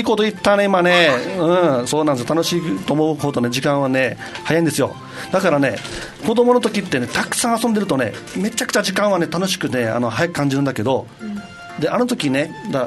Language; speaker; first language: Japanese; native; Japanese